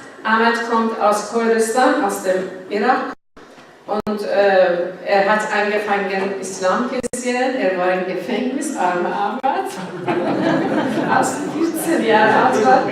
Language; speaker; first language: German; non-native, learner; Persian